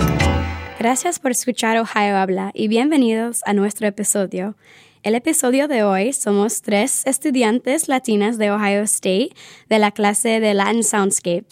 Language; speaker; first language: Spanish; early bilingual, heritage; Spanish